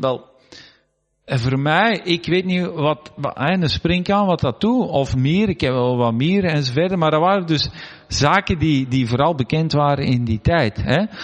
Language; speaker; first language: Dutch; native; Dutch